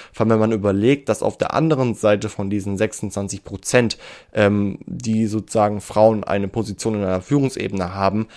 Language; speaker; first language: German; native; German